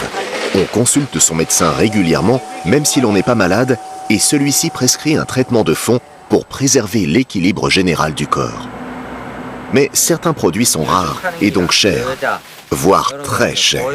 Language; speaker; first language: French; native; French